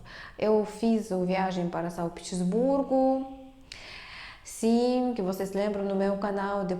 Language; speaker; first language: Portuguese; non-native, fluent; Russian